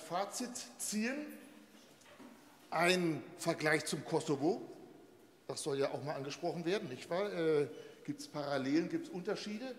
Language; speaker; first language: German; native; German